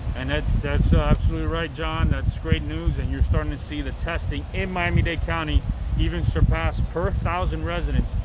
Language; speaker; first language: English; early bilingual, other home language; Spanish